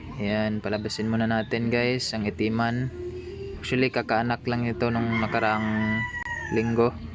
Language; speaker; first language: Filipino; native; Filipino